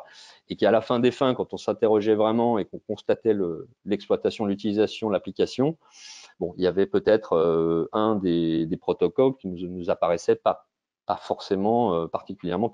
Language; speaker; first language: French; native; French